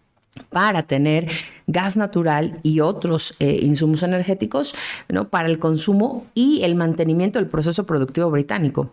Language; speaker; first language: Spanish; native; Spanish